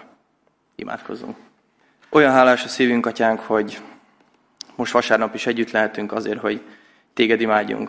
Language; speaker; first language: Hungarian; native; Hungarian